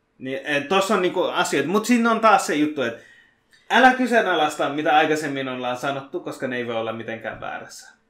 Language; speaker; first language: Finnish; early bilingual, other home language; Bangla